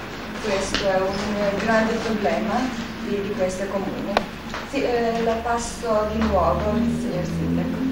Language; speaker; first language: Italian; non-native, fluent; Serbian